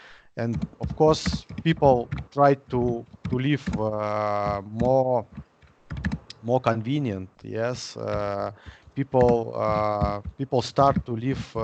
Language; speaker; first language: English; non-native, learner; Russian